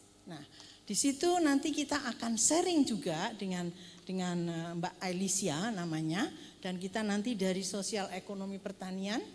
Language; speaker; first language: Indonesian; native; Indonesian